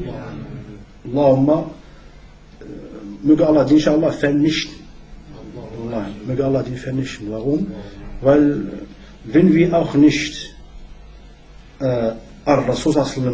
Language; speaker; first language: German; non-native, learner; Arabic